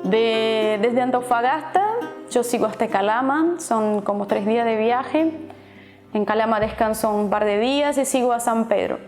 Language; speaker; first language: Spanish; non-native, fluent; Portuguese